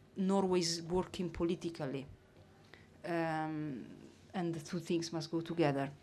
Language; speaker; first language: English; non-native, fluent; Italian